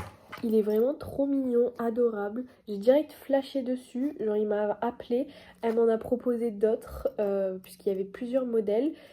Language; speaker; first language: French; native; French